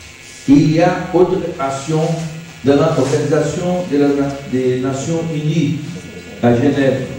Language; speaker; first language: French; non-native, learner; Portuguese